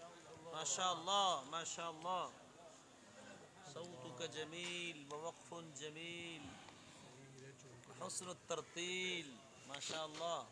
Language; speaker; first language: Arabic; non-native, learner; Urdu